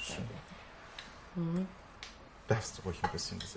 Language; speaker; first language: German; native; German